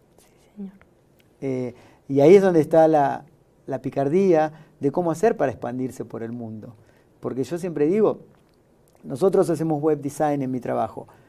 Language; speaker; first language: Spanish; native; Spanish